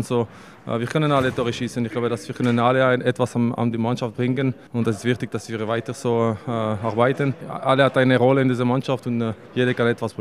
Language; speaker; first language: German; non-native, local second language; French